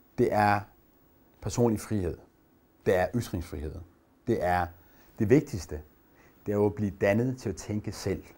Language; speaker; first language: Danish; early bilingual, other home language; Persian